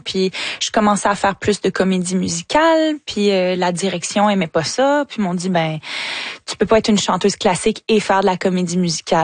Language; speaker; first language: French; native; French